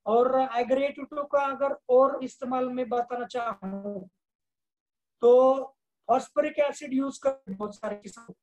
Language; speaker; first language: Hindi; non-native, local second language; Marathi